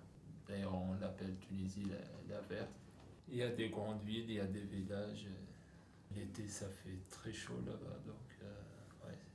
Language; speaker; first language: French; non-native, local second language; Arabic